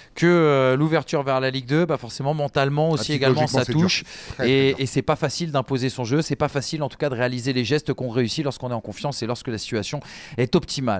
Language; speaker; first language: French; native; French